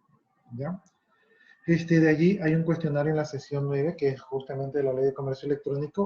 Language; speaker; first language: Spanish; native; Spanish